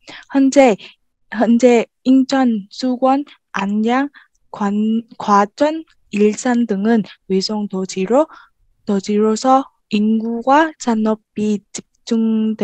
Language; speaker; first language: Korean; non-native, learner; Vietnamese